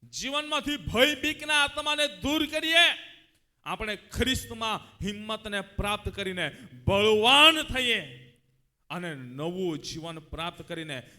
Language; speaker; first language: Gujarati; non-native, local second language; Gamit